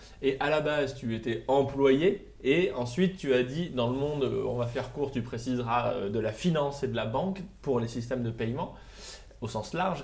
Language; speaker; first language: French; native; French